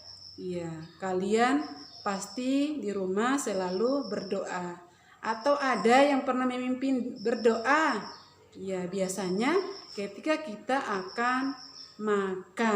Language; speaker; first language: Indonesian; native; Indonesian